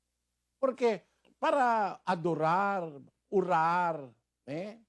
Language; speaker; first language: Portuguese; non-native, learner; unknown